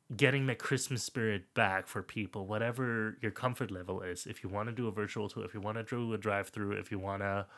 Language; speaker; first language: English; non-native, fluent; German